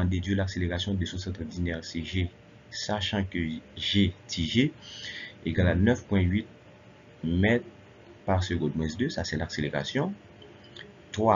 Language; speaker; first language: French; non-native, local second language; Haitian Creole